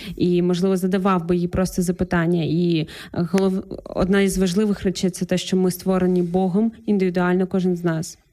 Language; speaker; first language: Ukrainian; native; Ukrainian